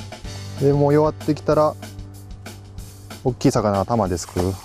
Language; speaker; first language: Japanese; native; Japanese